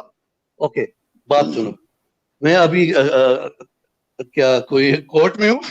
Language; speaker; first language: Hindi; non-native, fluent; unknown